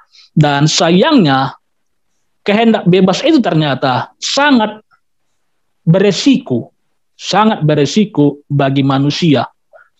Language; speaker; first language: Indonesian; native; Indonesian